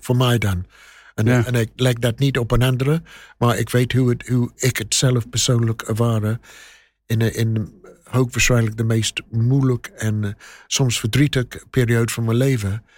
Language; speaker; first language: Dutch; non-native, learner; English